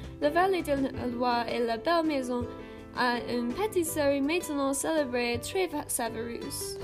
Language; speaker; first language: French; non-native, learner; English